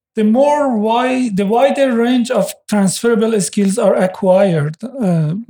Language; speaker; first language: English; non-native, fluent; Persian